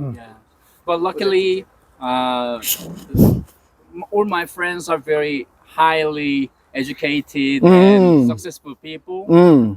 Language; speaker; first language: English; non-native, learner; Korean